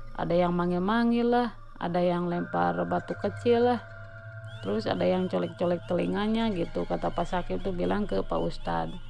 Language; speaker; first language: Indonesian; non-native, local second language; Sundanese